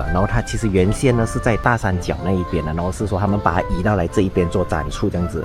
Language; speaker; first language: Chinese; native; Chinese